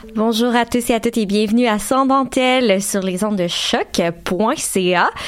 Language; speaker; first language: French; native; French